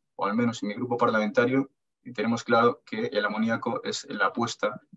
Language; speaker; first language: Spanish; native; Spanish